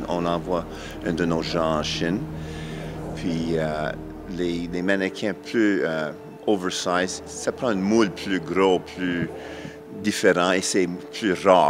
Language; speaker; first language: French; non-native, fluent; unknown